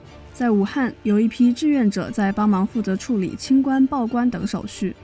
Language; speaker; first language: Chinese; native; Chinese